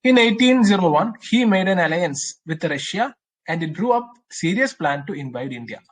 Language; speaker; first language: English; non-native, local second language; Malayalam